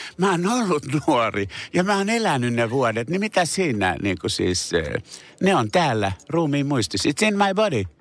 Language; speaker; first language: Finnish; native; Finnish